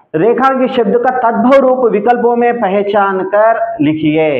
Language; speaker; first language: Hindi; non-native, local second language; Telugu